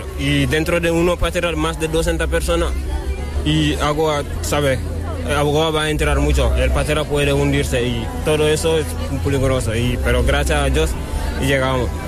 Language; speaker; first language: Spanish; non-native, learner; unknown